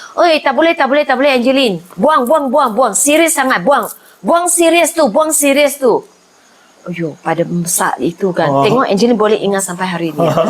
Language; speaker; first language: Malay; non-native, local second language; Chinese